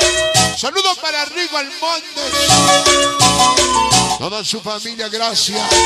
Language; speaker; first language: Spanish; native; Spanish